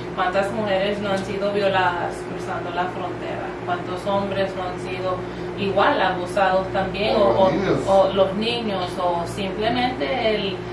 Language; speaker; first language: Spanish; early bilingual, heritage; Spanish